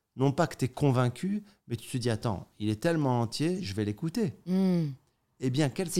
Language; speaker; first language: French; native; French